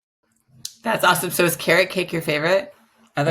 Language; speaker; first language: English; native; English